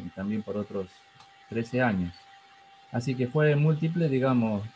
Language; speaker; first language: Spanish; native; Spanish